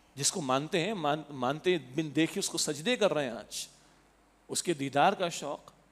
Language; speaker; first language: Urdu; native; Urdu